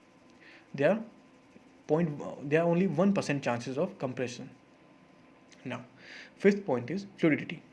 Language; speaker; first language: English; non-native, local second language; Hindi